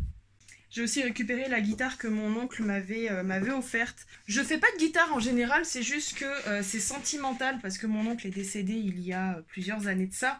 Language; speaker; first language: French; native; French